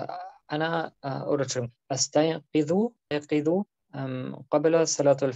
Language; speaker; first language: Arabic; non-native, learner; German